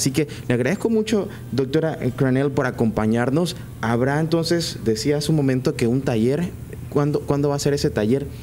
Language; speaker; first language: Spanish; native; Spanish